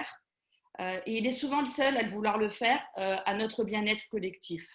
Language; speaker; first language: French; native; French